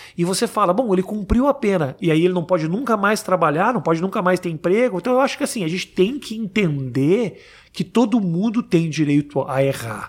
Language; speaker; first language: Portuguese; native; Portuguese